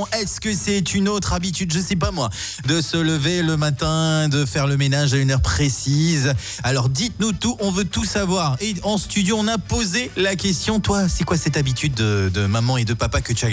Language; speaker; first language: French; non-native, local second language; Morisyen